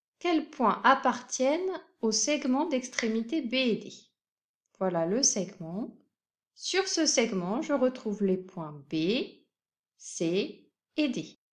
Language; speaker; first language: French; native; French